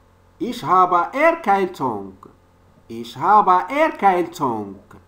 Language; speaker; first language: German; non-native, learner; French